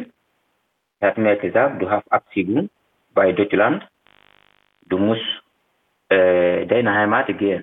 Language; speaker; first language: German; non-native, learner; Fula